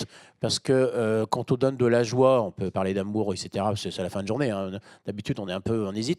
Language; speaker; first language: French; native; French